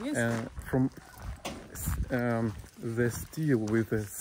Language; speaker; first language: English; non-native, learner; Russian